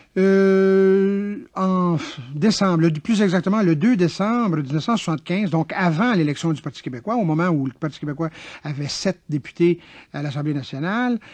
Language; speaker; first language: French; native; French